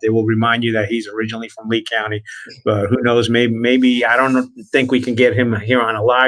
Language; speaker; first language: English; native; English